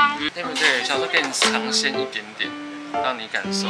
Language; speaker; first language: Chinese; native; Chinese